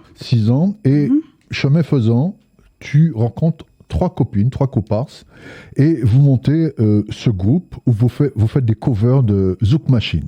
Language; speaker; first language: French; native; French